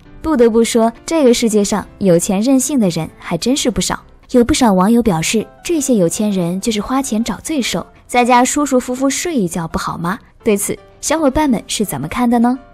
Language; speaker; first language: Chinese; native; Chinese